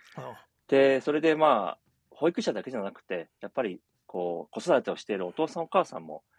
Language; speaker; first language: Japanese; native; Japanese